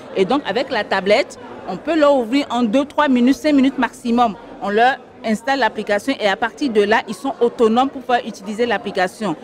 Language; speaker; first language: French; non-native, local second language; Fon